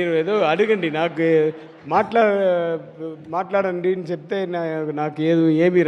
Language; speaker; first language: Telugu; non-native, learner; Tamil